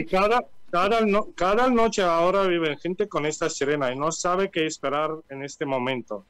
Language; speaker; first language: Spanish; non-native, learner; Ukrainian